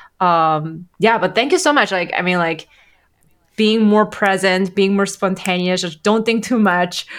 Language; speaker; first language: English; non-native, fluent; Korean